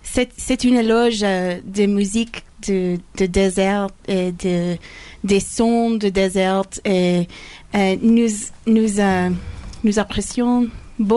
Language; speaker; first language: French; non-native, learner; English